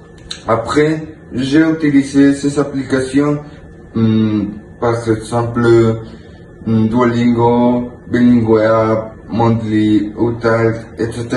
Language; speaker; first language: French; non-native, learner; Spanish